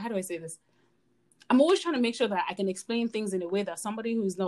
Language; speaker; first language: English; non-native, local second language; Yoruba